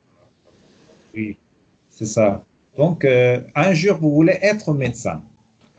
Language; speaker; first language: French; non-native, fluent; Persian